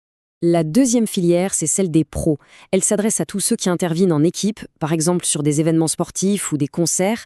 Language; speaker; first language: French; native; French